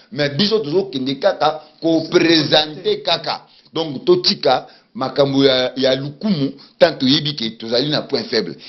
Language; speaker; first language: Lingala; native; Lingala